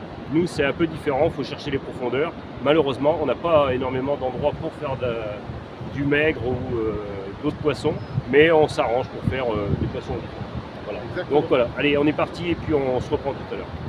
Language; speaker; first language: French; native; French